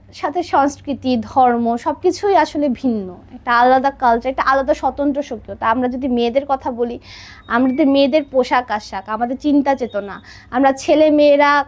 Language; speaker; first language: Bangla; non-native, local second language; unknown